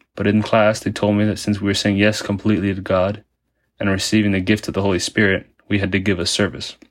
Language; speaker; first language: English; early bilingual, other home language; Spanish